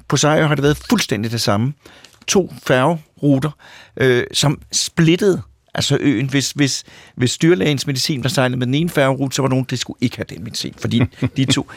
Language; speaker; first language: Danish; native; Danish